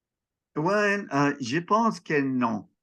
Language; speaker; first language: French; non-native, learner; English